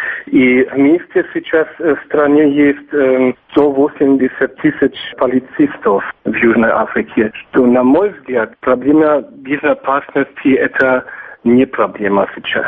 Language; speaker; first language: Russian; non-native, fluent; German